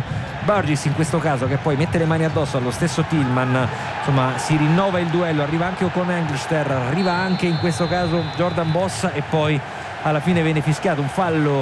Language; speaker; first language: Italian; native; Italian